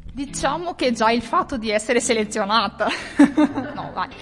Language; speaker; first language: Italian; non-native, fluent; Portuguese